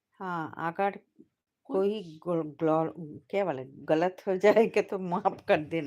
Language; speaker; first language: Hindi; non-native, local second language; Bangla